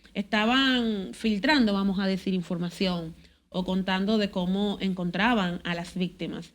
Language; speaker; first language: Spanish; native; Spanish